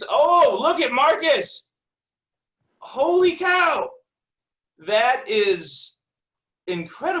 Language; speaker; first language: English; native; English